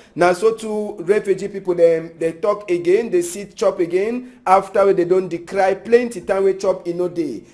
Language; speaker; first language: Nigerian Pidgin; native; Nigerian Pidgin